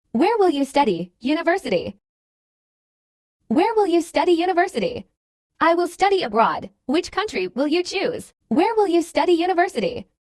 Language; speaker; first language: English; non-native, fluent; Burmese